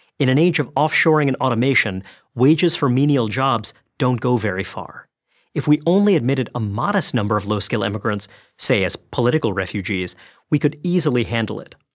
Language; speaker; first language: English; early bilingual, other home language; Bangla